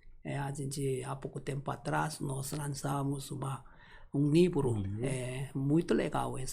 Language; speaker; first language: Portuguese; non-native, learner; Korean